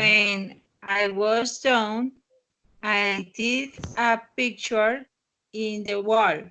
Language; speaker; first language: English; non-native, learner; Spanish